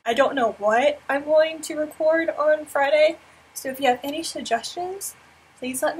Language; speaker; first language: English; native; English